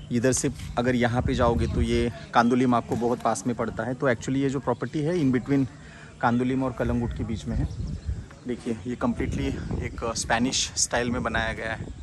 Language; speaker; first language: Hindi; non-native, local second language; Marathi